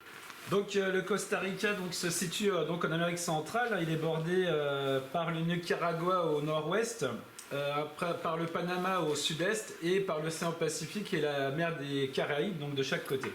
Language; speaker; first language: French; native; French